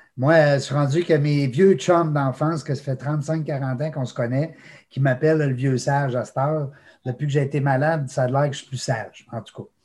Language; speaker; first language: French; native; French